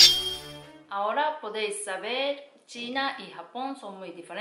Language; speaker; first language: Spanish; non-native, learner; Japanese